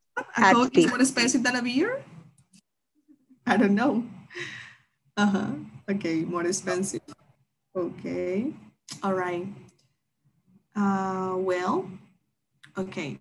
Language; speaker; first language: English; non-native, fluent; Spanish